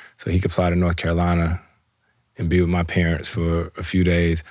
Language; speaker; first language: English; native; English